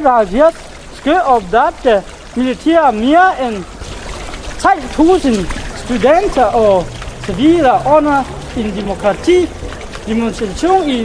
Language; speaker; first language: Danish; non-native, learner; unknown